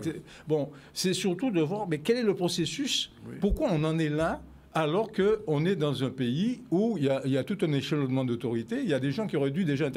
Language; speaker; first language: French; native; French